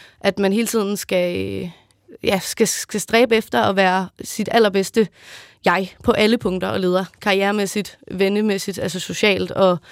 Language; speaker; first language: Danish; native; Danish